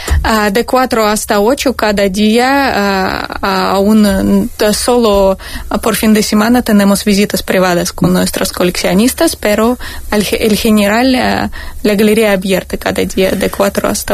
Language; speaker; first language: Spanish; non-native, learner; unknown